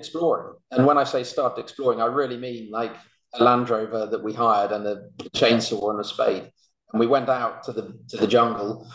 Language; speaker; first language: English; native; English